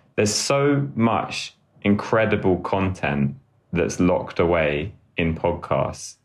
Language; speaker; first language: English; native; English